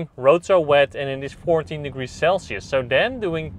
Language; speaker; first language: English; non-native, fluent; Dutch